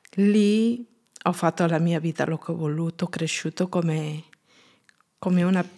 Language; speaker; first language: Italian; non-native, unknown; Spanish